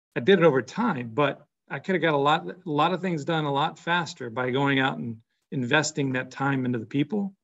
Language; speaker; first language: English; native; English